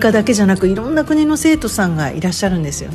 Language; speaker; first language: Japanese; native; Japanese